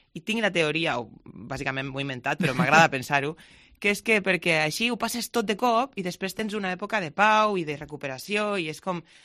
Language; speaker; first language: Catalan; non-native, local second language; Spanish